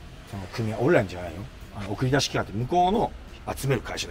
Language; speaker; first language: Japanese; native; Japanese